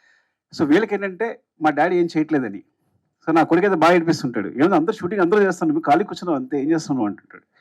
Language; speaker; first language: Telugu; native; Telugu